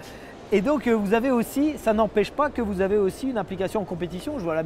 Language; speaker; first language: French; native; French